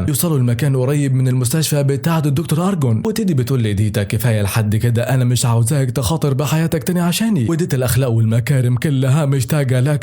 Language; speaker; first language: Arabic; native; Arabic